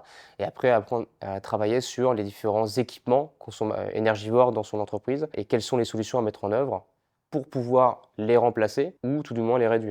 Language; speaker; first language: French; native; French